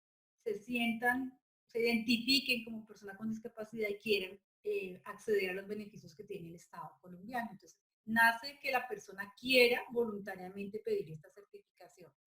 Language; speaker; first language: Spanish; native; Spanish